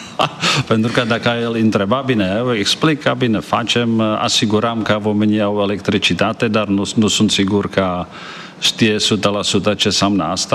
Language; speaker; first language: Romanian; non-native, fluent; Czech